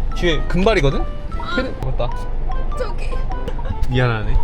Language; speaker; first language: Korean; native; Korean